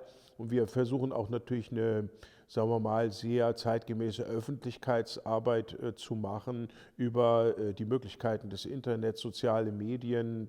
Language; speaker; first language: German; native; German